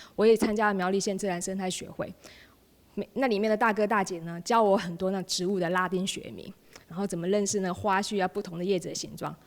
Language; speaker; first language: Chinese; native; Chinese